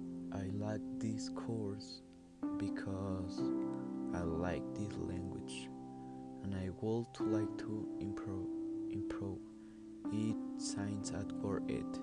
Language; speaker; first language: English; non-native, learner; Spanish